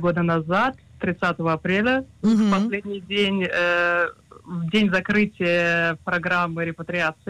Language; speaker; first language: Russian; native; Russian